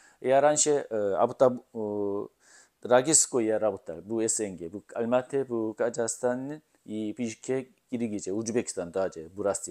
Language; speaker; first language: Russian; non-native, learner; Korean